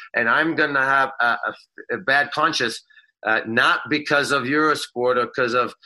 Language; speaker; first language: English; non-native, fluent; Swedish